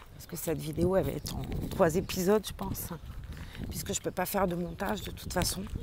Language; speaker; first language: French; native; French